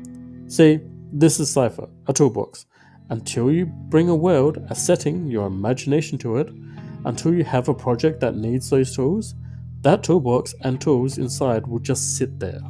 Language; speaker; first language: English; native; English